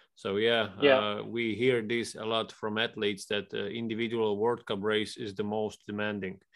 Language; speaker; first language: English; non-native, fluent; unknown